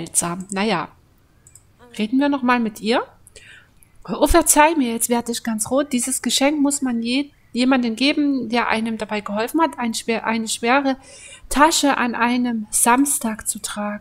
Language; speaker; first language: German; native; German